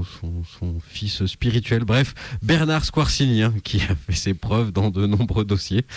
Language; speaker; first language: French; native; French